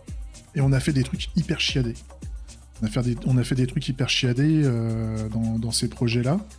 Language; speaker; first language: French; native; French